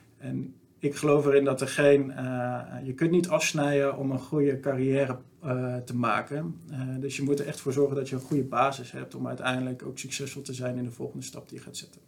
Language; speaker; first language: Dutch; native; Dutch